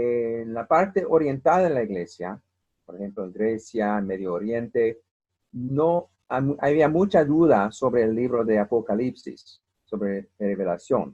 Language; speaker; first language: Spanish; non-native, fluent; English